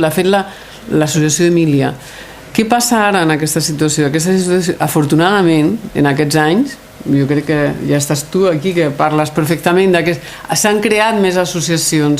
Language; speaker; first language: Catalan; native; Catalan